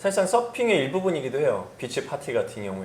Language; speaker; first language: Korean; native; Korean